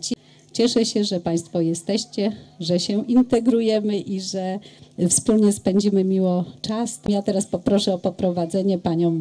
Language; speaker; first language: Polish; native; Polish